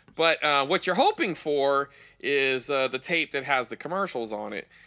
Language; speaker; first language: English; native; English